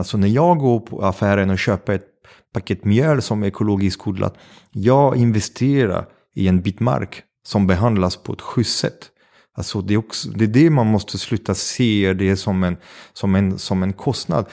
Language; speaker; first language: Swedish; non-native, fluent; French